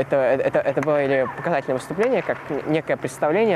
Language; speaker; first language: Russian; native; Russian